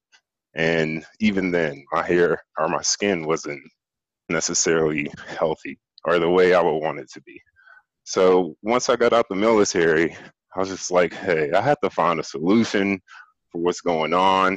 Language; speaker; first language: English; native; English